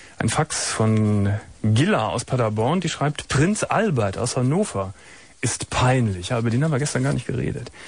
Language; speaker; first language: German; native; German